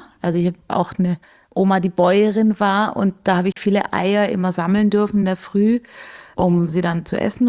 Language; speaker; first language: German; native; German